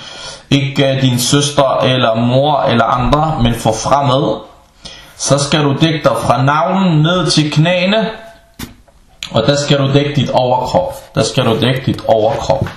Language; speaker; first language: Danish; early bilingual, other home language; Arabic